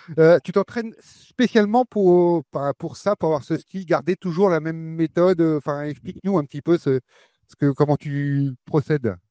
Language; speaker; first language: French; native; French